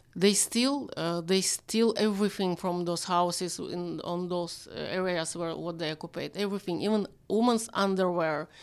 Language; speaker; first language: English; non-native, learner; Ukrainian